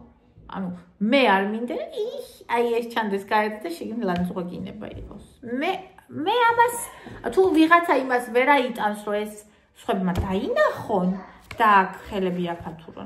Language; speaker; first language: Georgian; native; Georgian